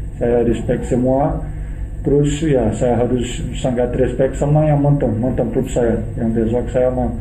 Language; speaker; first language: Indonesian; non-native, learner; Portuguese